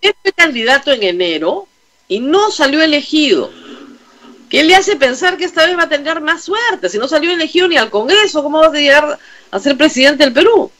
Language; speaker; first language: Spanish; native; Spanish